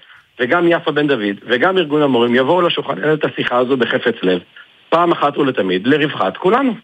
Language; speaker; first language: Hebrew; native; Hebrew